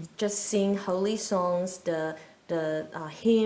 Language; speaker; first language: English; non-native, fluent; Chinese